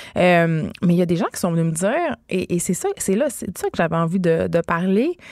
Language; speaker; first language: French; native; French